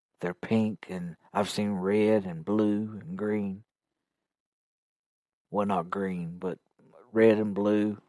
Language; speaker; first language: English; native; English